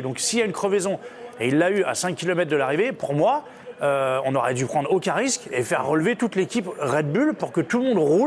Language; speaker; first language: French; native; French